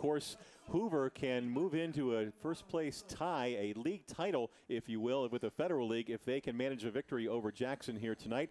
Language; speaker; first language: English; native; English